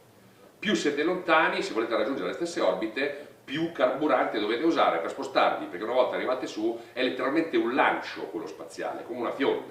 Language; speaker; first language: Italian; native; Italian